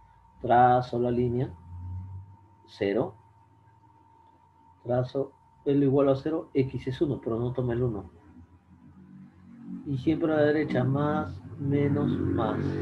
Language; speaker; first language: Spanish; native; Spanish